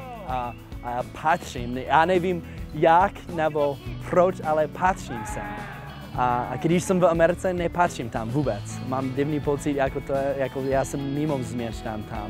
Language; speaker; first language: Czech; non-native, fluent; English